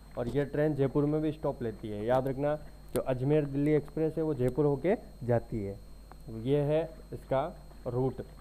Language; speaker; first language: Hindi; native; Hindi